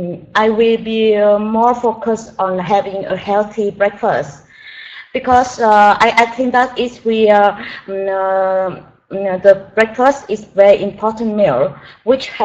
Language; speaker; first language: English; non-native, learner; Vietnamese